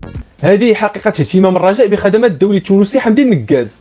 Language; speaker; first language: Arabic; native; Arabic